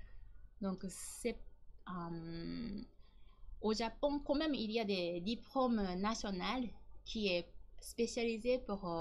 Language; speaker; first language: French; non-native, learner; Japanese